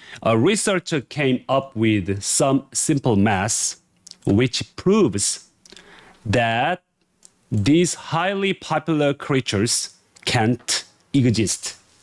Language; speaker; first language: English; non-native, fluent; Korean